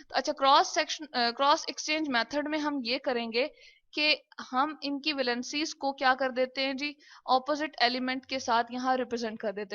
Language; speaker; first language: Hindi; non-native, local second language; Punjabi